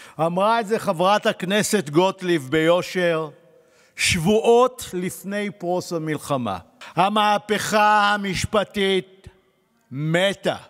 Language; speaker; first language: Hebrew; native; Hebrew